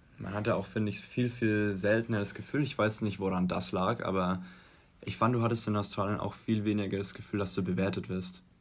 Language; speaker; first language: German; native; German